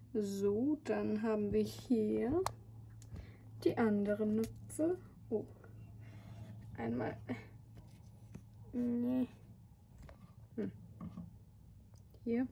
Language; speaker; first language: German; native; German